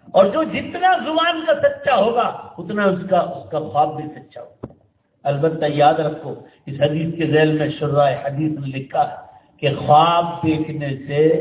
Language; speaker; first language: Urdu; non-native, local second language; Gujarati